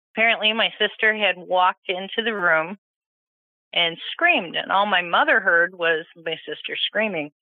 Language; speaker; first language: English; native; English